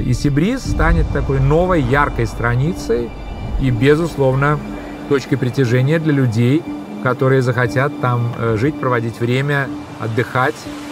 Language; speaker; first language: Russian; native; Russian